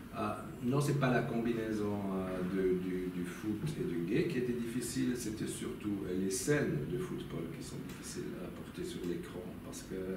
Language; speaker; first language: French; non-native, local second language; German